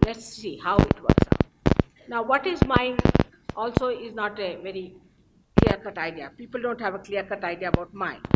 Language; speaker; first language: English; non-native, local second language; Marathi